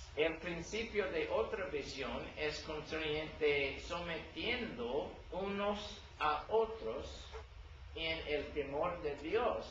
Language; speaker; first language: Spanish; non-native, learner; English